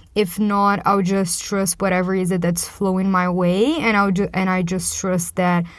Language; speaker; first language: English; non-native, fluent; Portuguese